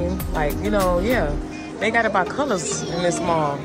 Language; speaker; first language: English; native; English